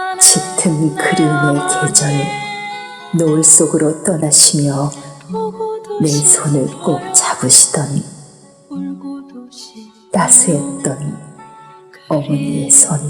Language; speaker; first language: Korean; native; Korean